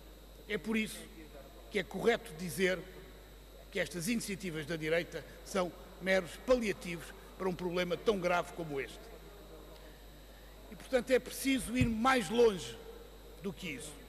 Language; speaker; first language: Portuguese; native; Portuguese